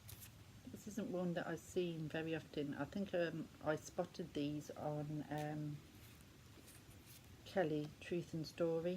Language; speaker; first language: English; native; English